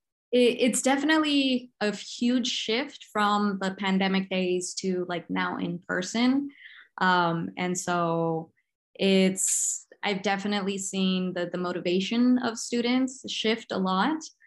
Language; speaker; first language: English; early bilingual, other home language; Spanish